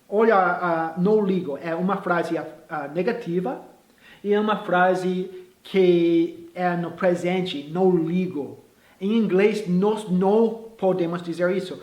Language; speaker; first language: Portuguese; non-native, fluent; English